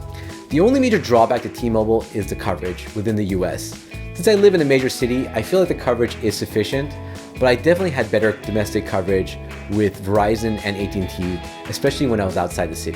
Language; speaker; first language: English; native; English